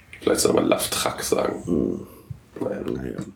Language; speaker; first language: German; native; German